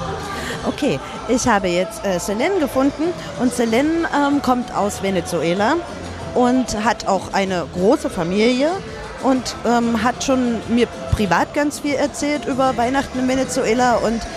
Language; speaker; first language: German; native; German